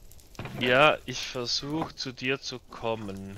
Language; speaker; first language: German; native; German